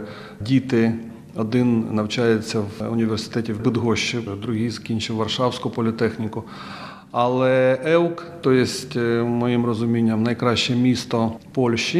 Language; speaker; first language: Ukrainian; non-native, local second language; Russian